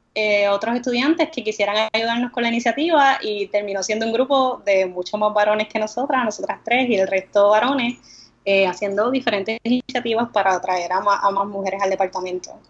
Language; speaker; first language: Spanish; native; Spanish